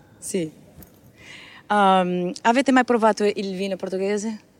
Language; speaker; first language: Italian; non-native, learner; Portuguese